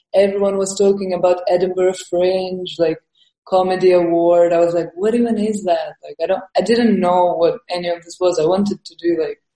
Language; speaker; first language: English; early bilingual, other home language; Estonian